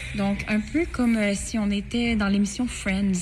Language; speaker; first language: French; native; French